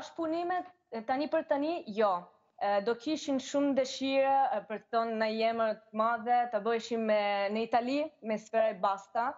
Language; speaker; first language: Albanian; early bilingual, heritage; Albanian